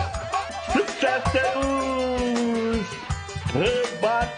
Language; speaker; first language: Indonesian; non-native, learner; Portuguese